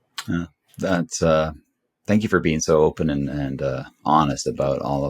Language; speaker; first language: English; native; English